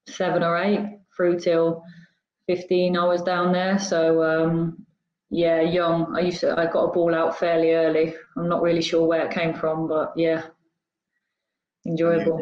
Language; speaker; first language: English; native; English